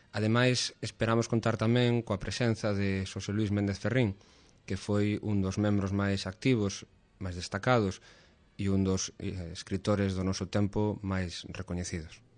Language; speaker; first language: Galician; native; Galician